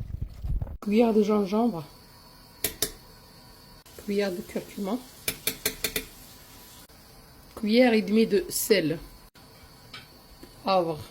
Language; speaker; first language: French; non-native, local second language; Arabic